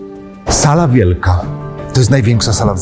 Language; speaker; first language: Polish; native; Polish